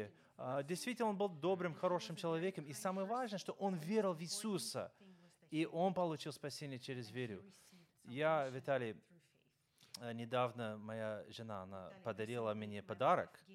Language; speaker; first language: Russian; non-native, fluent; English